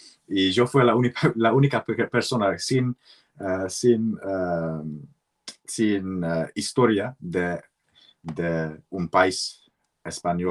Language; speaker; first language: Spanish; non-native, learner; English